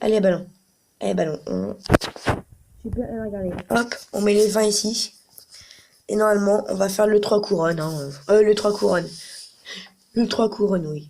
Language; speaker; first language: French; native; French